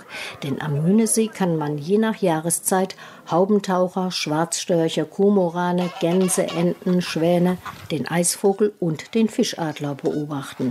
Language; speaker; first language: German; native; German